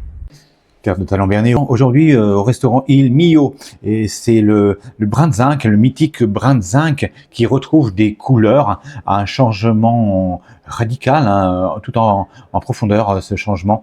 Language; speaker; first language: French; native; French